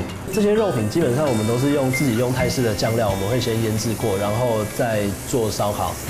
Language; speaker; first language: Chinese; native; Chinese